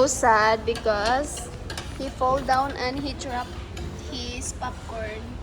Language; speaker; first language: English; non-native, local second language; Filipino